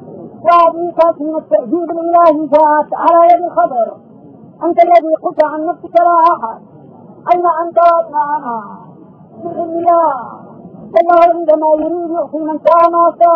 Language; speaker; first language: Arabic; native; Arabic